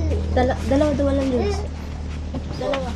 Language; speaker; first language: Filipino; non-native, local second language; Iloko